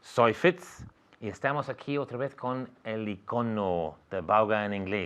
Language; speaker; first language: Spanish; non-native, fluent; English